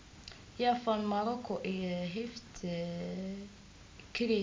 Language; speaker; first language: Dutch; non-native, learner; Arabic